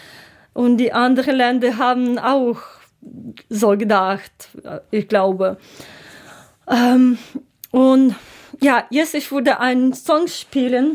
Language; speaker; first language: German; non-native, learner; Ukrainian